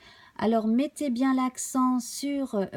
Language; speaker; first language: French; native; French